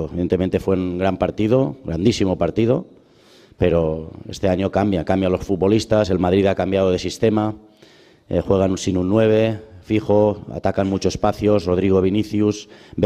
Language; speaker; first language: Spanish; native; Spanish